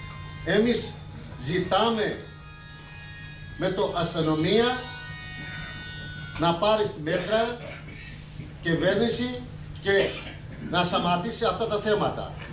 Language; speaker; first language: Greek; non-native, learner; Urdu